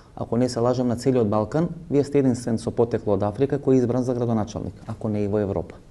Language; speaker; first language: Macedonian; native; Macedonian